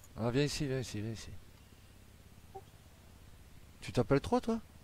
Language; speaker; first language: French; native; French